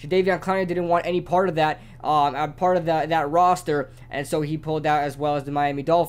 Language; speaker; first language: English; native; English